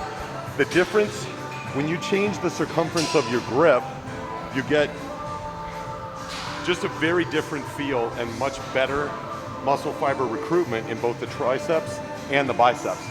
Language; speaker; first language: English; native; English